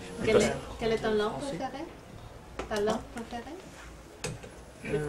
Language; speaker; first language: French; non-native, learner; Spanish